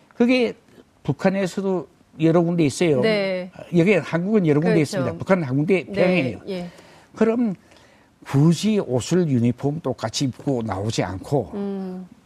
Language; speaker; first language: Korean; native; Korean